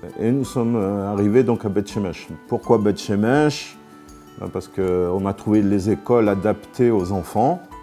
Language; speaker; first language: French; native; French